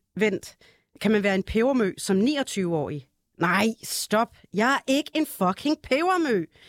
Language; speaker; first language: Danish; early bilingual, other home language; Arabic